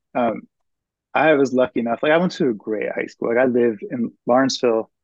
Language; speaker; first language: English; native; English